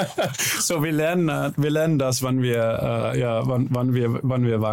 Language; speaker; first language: German; non-native, learner; Dutch